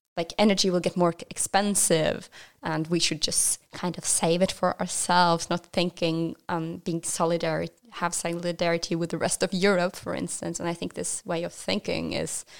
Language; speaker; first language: English; non-native, fluent; Norwegian